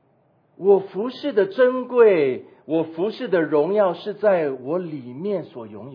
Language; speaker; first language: Chinese; native; Chinese